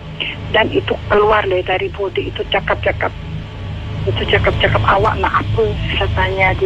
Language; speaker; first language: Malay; non-native, learner; Indonesian